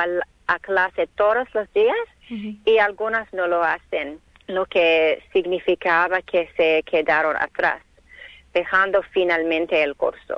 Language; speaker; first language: Spanish; non-native, learner; English